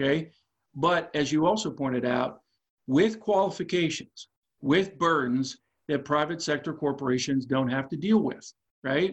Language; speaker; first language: English; native; English